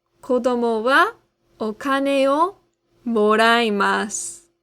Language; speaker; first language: Japanese; non-native, fluent; English